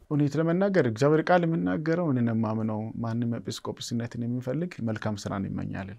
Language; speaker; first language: Amharic; non-native, local second language; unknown